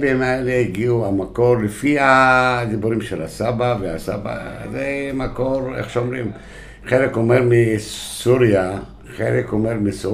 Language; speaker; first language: Hebrew; non-native, local second language; Arabic